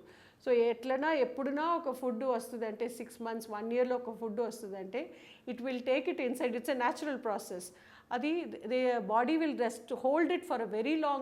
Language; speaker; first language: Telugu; non-native, local second language; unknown